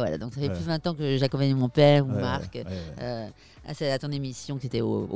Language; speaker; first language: French; native; French